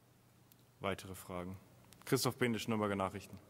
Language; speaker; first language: German; native; German